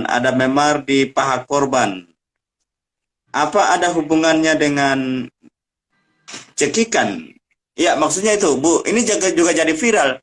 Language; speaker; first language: Indonesian; native; Indonesian